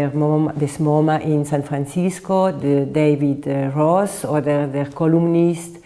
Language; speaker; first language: German; non-native, fluent; Italian